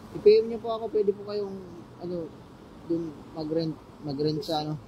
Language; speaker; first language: Filipino; non-native, local second language; Iloko